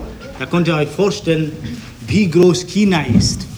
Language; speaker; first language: German; non-native, fluent; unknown